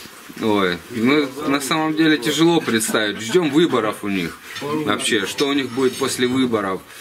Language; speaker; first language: Russian; native; Russian